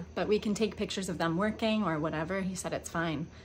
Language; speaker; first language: English; native; English